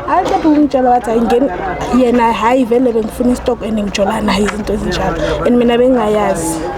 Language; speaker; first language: Zulu; native; Zulu